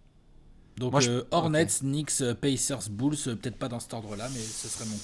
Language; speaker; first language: French; native; French